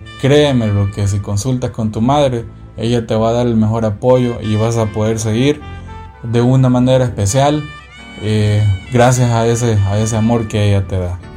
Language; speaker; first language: Spanish; native; Spanish